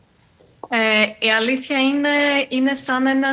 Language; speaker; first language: Greek; non-native, fluent; Ukrainian